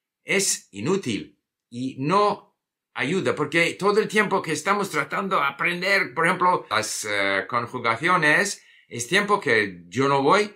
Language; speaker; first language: Spanish; non-native, fluent; English